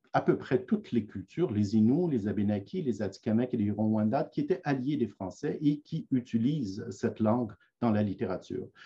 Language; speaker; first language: French; native; French